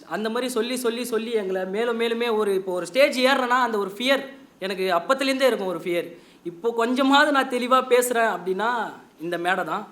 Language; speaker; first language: Tamil; native; Tamil